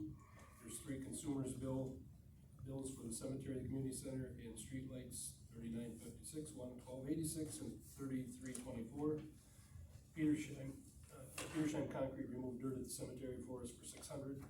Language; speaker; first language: English; native; English